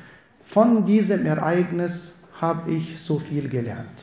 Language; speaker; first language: German; non-native, fluent; Arabic